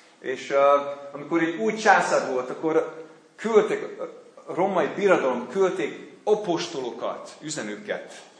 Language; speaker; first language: Hungarian; non-native, learner; English